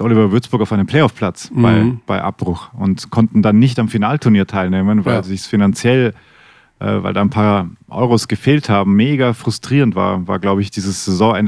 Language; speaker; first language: German; native; German